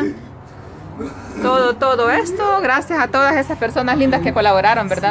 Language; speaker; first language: Spanish; native; Spanish